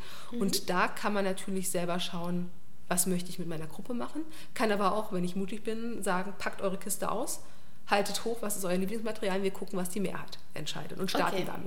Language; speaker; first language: German; native; German